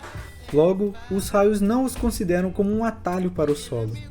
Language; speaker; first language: Portuguese; native; Portuguese